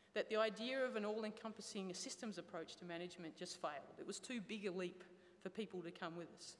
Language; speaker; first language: English; native; English